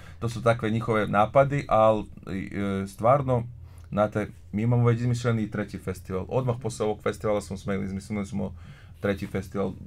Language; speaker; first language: Croatian; non-native, local second language; Slovak